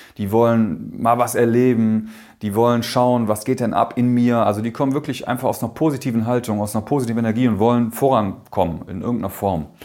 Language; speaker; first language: German; native; German